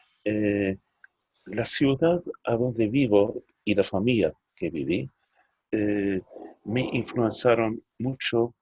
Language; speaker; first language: Spanish; early bilingual, heritage; Turkish